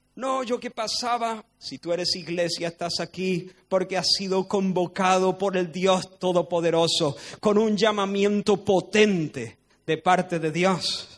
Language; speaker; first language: Spanish; native; Spanish